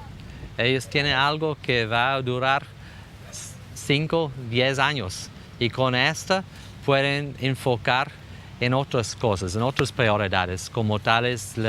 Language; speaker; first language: Spanish; non-native, fluent; English